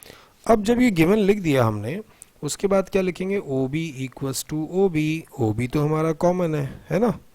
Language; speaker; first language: Hindi; native; Hindi